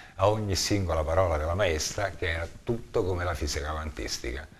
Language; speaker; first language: Italian; native; Italian